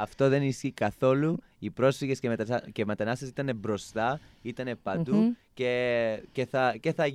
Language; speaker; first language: Greek; non-native, fluent; English